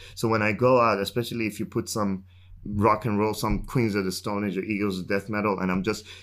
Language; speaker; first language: English; non-native, fluent; Persian